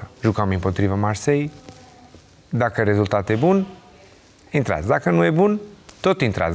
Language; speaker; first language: Romanian; non-native, learner; Portuguese